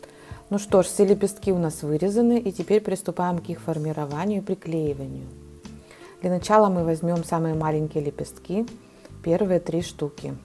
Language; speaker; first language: Russian; native; Russian